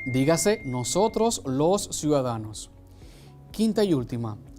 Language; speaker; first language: Spanish; native; Spanish